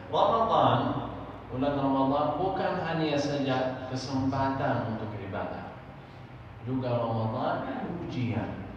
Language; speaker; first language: Indonesian; non-native, fluent; Arabic